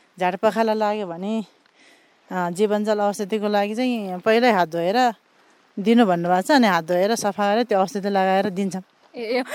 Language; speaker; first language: Nepali; non-native, local second language; Eastern Tamang